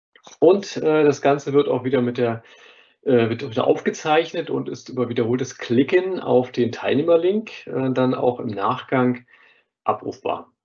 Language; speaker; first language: German; native; German